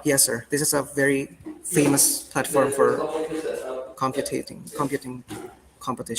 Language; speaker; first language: English; non-native, fluent; Indonesian